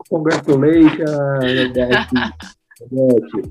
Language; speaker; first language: English; non-native, learner; Portuguese